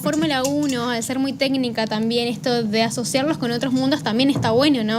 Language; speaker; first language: Spanish; native; Spanish